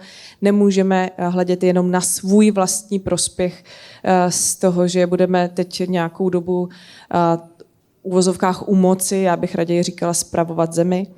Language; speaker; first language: Czech; native; Czech